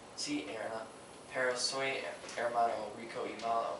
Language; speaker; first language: Spanish; non-native, learner; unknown